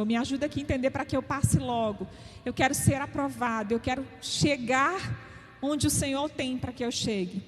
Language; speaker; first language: Portuguese; native; Portuguese